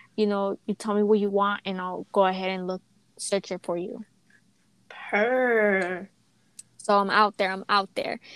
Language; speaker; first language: English; native; English